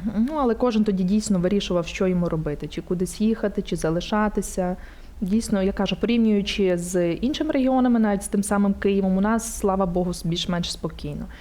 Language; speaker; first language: Ukrainian; native; Ukrainian